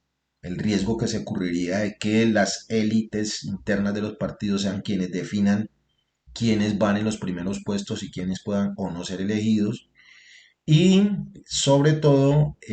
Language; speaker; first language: Spanish; native; Spanish